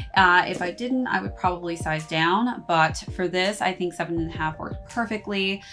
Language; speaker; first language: English; native; English